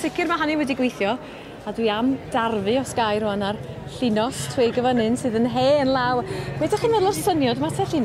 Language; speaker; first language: Welsh; native; Welsh